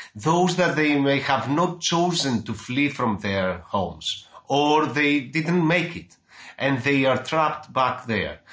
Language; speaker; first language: English; non-native, fluent; Greek